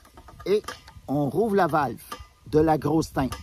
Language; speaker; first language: French; native; French